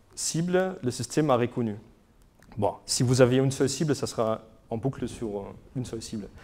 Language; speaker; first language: French; non-native, fluent; German